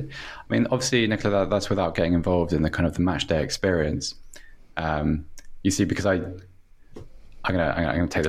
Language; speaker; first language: English; native; English